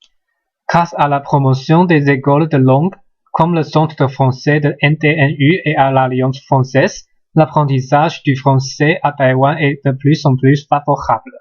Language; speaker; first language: French; non-native, learner; Chinese